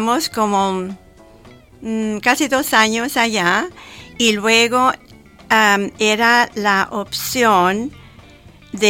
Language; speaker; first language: Spanish; early bilingual, heritage; Spanish